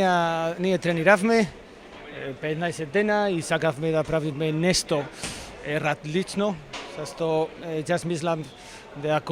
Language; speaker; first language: Macedonian; non-native, learner; Spanish